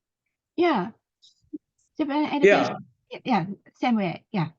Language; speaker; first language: English; non-native, learner; Japanese